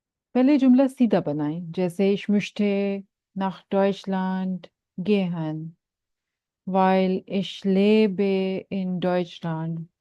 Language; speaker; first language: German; non-native, fluent; Urdu